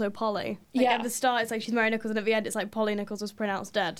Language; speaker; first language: English; native; English